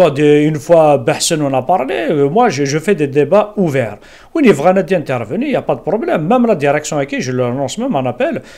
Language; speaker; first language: French; non-native, local second language; Kabyle